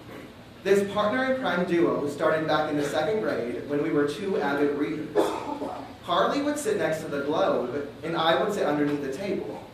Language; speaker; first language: English; native; English